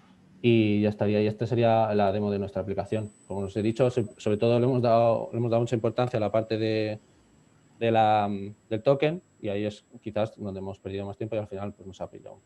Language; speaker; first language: Spanish; native; Spanish